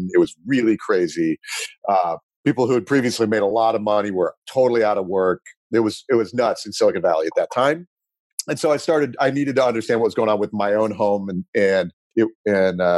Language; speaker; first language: English; native; English